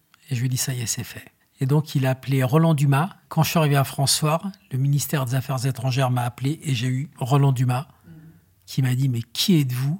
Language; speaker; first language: French; native; French